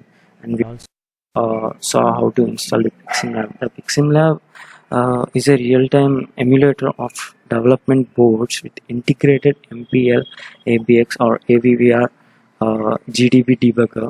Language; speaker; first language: English; non-native, local second language; Telugu